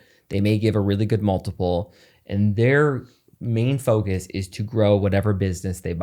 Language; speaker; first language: English; native; English